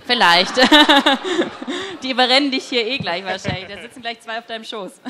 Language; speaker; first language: German; native; German